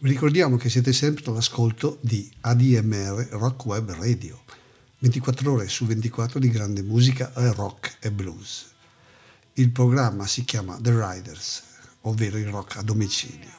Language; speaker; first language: Italian; native; Italian